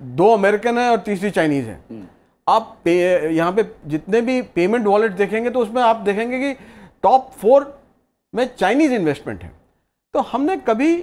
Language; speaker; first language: Hindi; native; Hindi